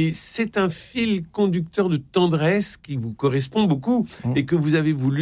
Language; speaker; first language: French; native; French